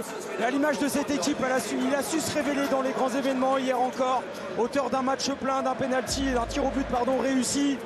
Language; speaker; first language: French; native; French